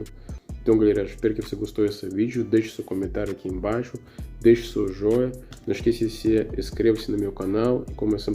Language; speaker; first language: Portuguese; non-native, learner; Russian